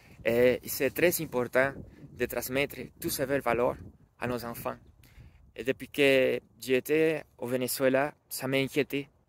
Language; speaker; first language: French; non-native, learner; Spanish